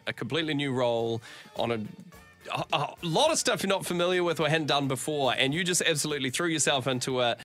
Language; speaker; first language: English; native; English